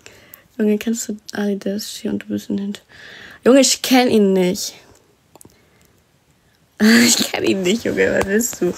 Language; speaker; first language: German; early bilingual, other home language; Arabic